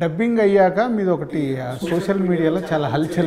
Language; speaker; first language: Telugu; native; Telugu